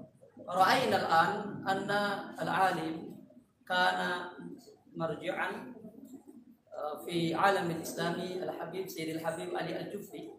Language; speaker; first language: Arabic; non-native, fluent; Indonesian